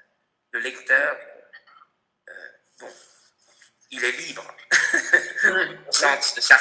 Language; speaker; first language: French; non-native, fluent; Spanish